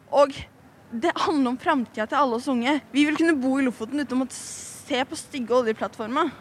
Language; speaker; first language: Norwegian; native; Norwegian